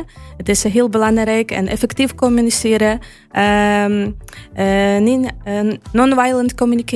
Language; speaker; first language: Dutch; non-native, fluent; Ukrainian